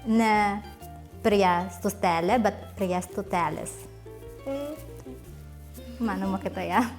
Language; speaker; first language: Lithuanian; non-native, learner; Cebuano